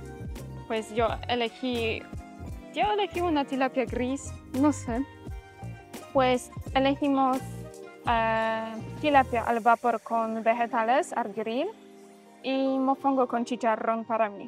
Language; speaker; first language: Spanish; non-native, fluent; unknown